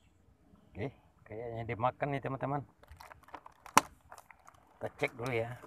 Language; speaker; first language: Indonesian; native; Indonesian